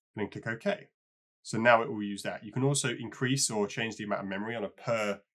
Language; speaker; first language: English; native; English